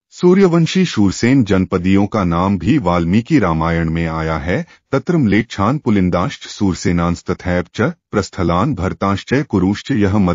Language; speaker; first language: Hindi; native; Hindi